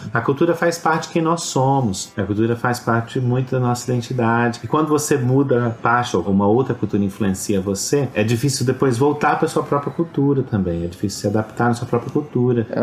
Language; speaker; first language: Portuguese; native; Portuguese